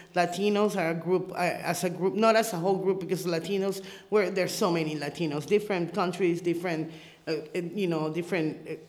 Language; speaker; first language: English; early bilingual, other home language; Spanish